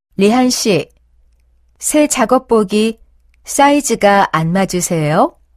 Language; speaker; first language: Korean; native; Korean